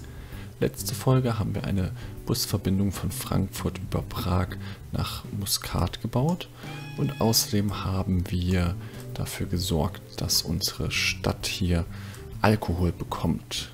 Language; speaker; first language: German; native; German